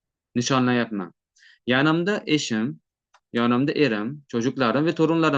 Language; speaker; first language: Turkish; non-native, fluent; Uzbek